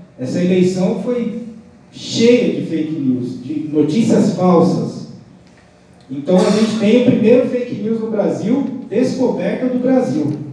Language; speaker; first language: Portuguese; non-native, local second language; Guarani